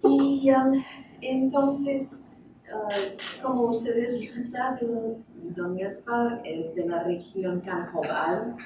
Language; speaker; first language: Spanish; non-native, fluent; English